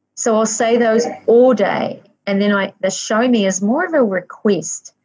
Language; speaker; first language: English; native; English